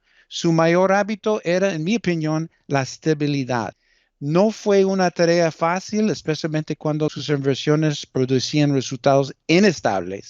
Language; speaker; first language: Spanish; early bilingual, heritage; Spanish